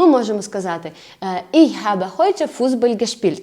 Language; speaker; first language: German; non-native, learner; Ukrainian